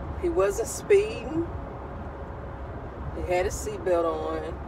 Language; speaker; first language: English; native; English